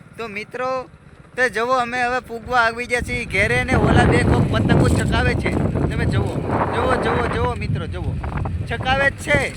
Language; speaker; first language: Gujarati; native; Gujarati